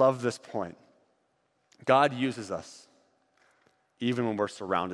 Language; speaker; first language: English; native; English